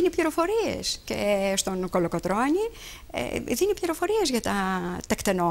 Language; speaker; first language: Greek; native; Greek